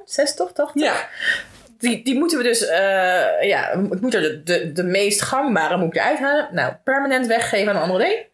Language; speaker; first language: Dutch; native; Dutch